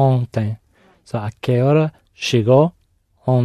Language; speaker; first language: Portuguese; non-native, learner; English